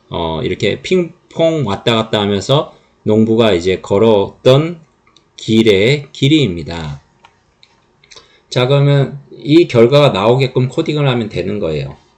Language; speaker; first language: Korean; native; Korean